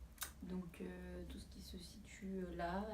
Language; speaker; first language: French; native; French